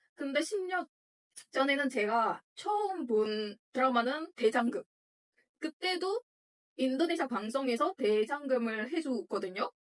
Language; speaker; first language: Korean; non-native, fluent; Indonesian